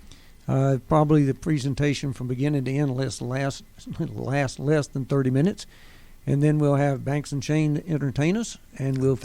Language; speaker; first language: English; native; English